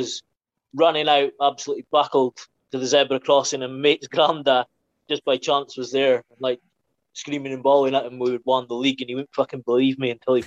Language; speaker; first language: English; native; English